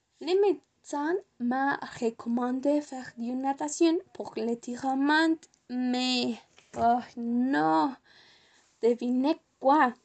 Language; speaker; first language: French; non-native, learner; Spanish